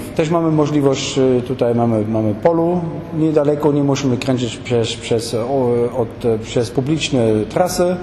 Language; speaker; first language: Polish; non-native, learner; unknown